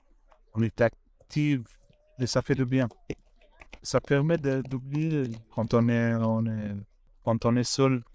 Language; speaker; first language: French; non-native, learner; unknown